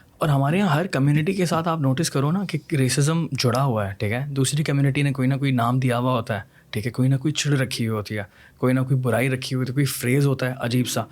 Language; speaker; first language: Urdu; native; Urdu